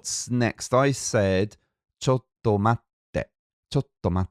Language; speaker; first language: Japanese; non-native, fluent; English